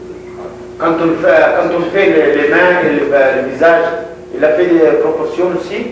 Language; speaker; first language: French; non-native, local second language; Arabic